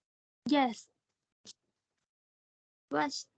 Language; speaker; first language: English; non-native, learner; Thai